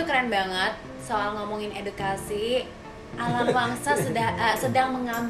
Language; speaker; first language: Indonesian; native; Indonesian